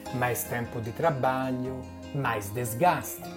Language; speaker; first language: Portuguese; non-native, fluent; Italian